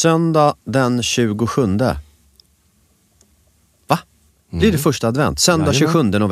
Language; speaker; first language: Swedish; native; Swedish